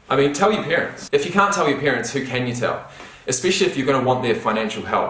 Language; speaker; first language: English; native; English